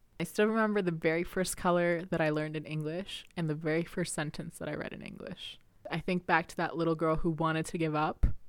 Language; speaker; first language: English; early bilingual, other home language; Spanish